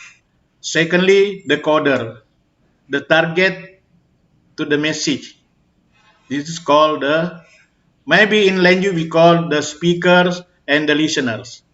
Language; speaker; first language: English; non-native, fluent; Indonesian